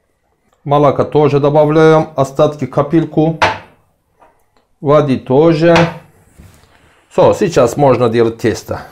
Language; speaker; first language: Russian; non-native, learner; Turkish